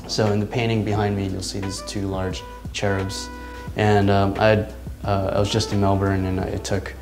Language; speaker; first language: English; native; English